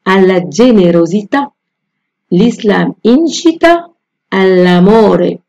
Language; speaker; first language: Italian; non-native, fluent; Arabic